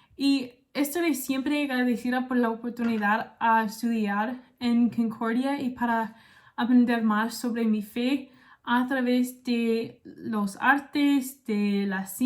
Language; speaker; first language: Spanish; non-native, learner; English